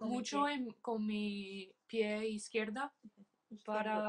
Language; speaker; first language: Spanish; early bilingual, heritage; English